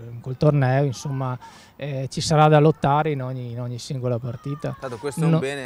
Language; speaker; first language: Italian; native; Italian